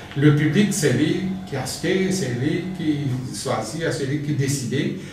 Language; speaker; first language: French; non-native, local second language; Morisyen